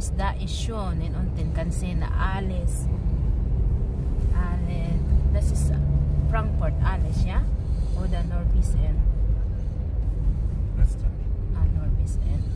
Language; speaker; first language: German; non-native, learner; Filipino